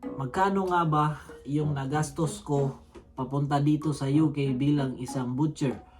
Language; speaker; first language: Filipino; non-native, local second language; Cebuano